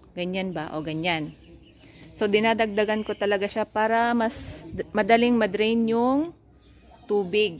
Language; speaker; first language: Filipino; non-native, local second language; Cebuano